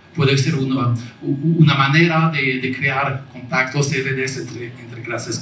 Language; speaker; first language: Spanish; non-native, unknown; French